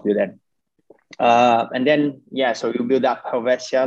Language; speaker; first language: English; non-native, fluent; Portuguese